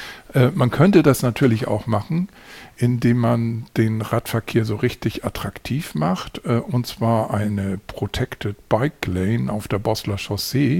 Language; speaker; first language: German; native; German